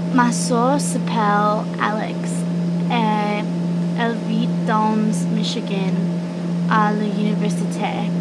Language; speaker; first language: French; non-native, learner; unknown